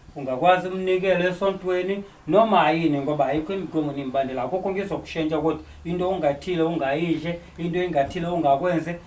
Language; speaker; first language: Zulu; native; Zulu